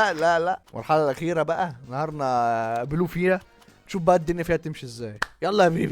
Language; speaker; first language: Arabic; native; Arabic